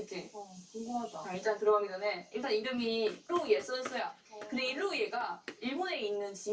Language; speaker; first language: Korean; native; Korean